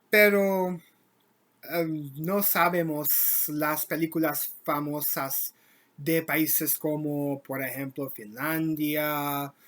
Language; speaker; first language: Spanish; non-native, learner; English